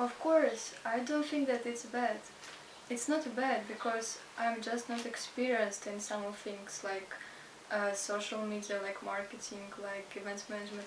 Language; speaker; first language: English; non-native, learner; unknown